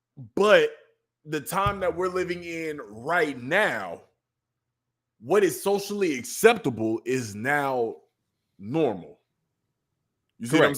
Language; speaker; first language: English; native; English